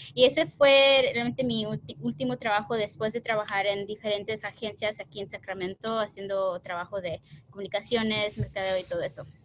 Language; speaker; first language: Spanish; early bilingual, heritage; Spanish